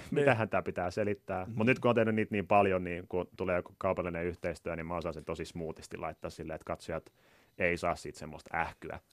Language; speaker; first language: Finnish; native; Finnish